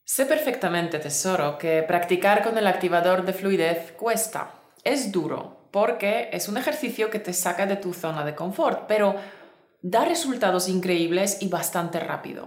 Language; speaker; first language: Spanish; native; Spanish